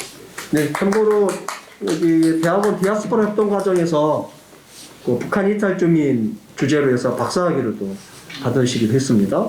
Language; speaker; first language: Korean; native; Korean